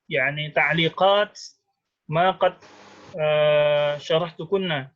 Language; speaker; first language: Arabic; non-native, fluent; Indonesian